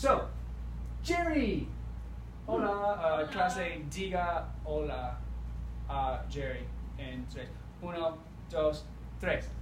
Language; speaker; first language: Spanish; non-native, fluent; English